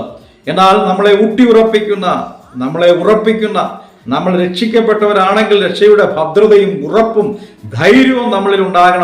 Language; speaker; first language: Malayalam; native; Malayalam